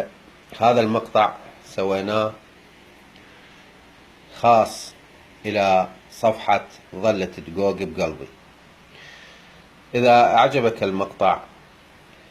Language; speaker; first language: Arabic; native; Arabic